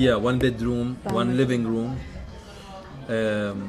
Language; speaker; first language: English; non-native, fluent; Arabic